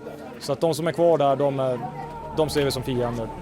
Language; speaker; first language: Swedish; native; Swedish